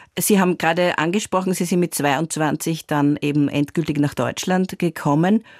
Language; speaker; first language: German; native; German